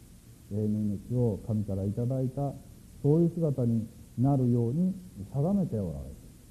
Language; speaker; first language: Japanese; native; Japanese